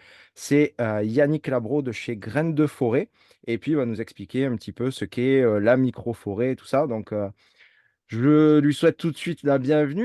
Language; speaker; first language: French; native; French